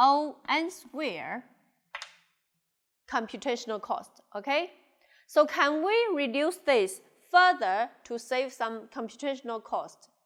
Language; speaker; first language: English; non-native, local second language; Chinese